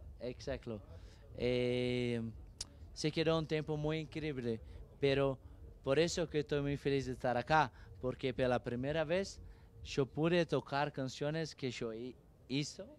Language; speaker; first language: Spanish; non-native, learner; Portuguese